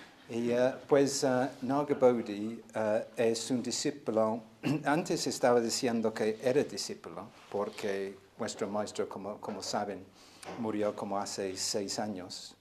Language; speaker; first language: Spanish; non-native, fluent; English